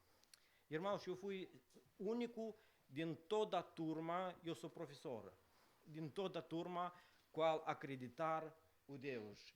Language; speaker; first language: Portuguese; non-native, learner; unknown